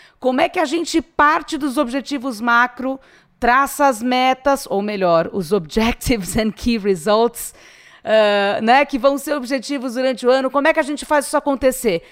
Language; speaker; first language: Portuguese; native; Portuguese